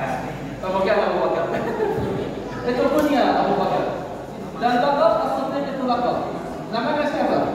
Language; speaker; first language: Indonesian; non-native, learner; Arabic